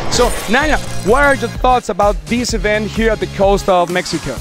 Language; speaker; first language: English; non-native, fluent; Spanish